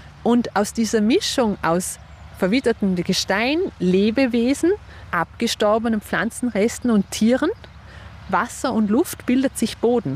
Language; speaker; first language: German; native; German